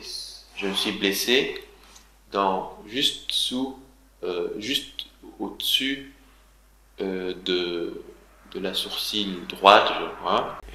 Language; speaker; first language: French; non-native, fluent; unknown